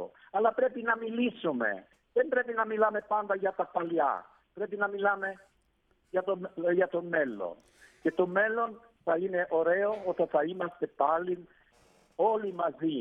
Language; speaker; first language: Greek; non-native, fluent; Italian